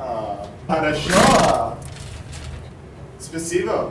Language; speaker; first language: Russian; non-native, learner; English